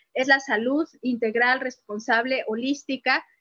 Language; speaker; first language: Spanish; native; Spanish